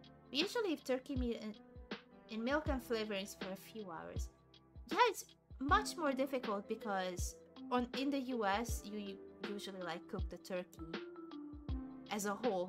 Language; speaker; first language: English; non-native, fluent; Hungarian